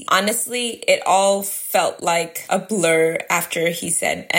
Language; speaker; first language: English; early bilingual, other home language; Gujarati